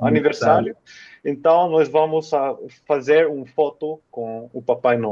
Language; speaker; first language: Portuguese; non-native, fluent; Finnish